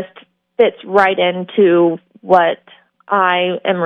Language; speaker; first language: English; native; English